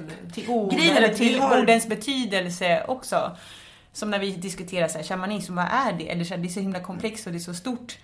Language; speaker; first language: Swedish; native; Swedish